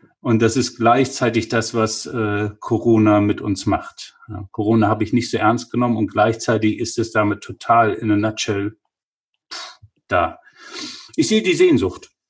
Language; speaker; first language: German; native; German